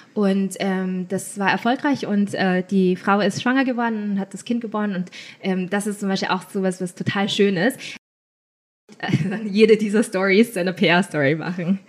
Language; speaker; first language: German; native; German